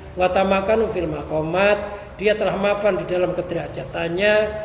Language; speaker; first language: Indonesian; native; Indonesian